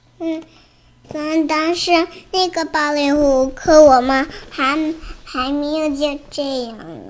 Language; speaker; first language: Chinese; early bilingual, heritage; Chinese